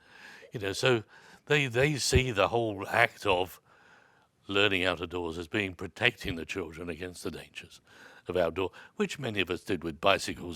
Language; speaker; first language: English; native; English